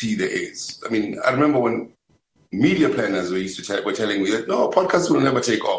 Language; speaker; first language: English; non-native, local second language; Zulu